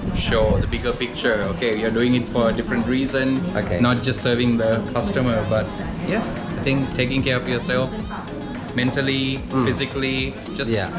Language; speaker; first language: English; non-native, local second language; Sinhala